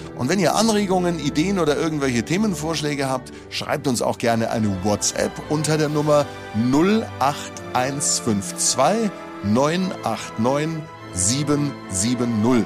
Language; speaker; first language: German; native; German